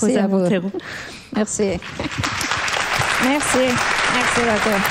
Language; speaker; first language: French; non-native, learner; Spanish